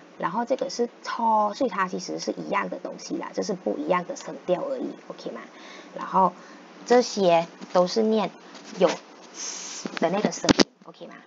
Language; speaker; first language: Chinese; non-native, fluent; Thai